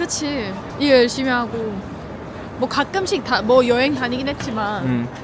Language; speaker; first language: Korean; non-native, fluent; Turkish